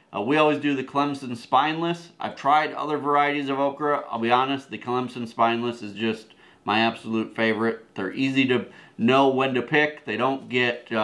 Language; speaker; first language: English; native; English